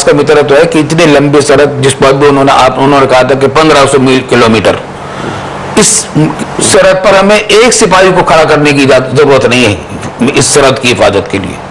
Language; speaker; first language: Urdu; native; Urdu